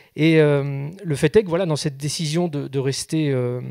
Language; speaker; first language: French; native; French